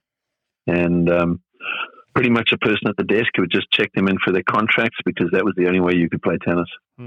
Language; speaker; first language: English; native; English